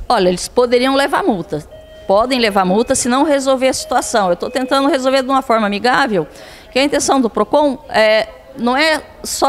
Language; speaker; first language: Portuguese; native; Portuguese